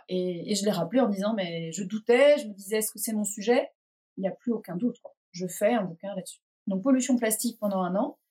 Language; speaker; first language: French; native; French